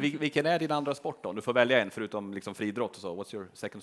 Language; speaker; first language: Swedish; native; Swedish